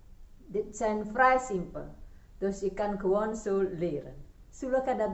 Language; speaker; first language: Dutch; non-native, fluent; Indonesian